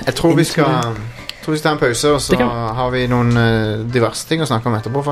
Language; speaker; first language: Norwegian; native; Norwegian